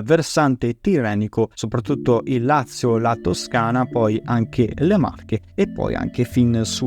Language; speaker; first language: Italian; native; Italian